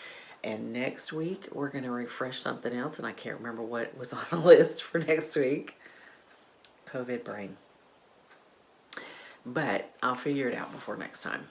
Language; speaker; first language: English; native; English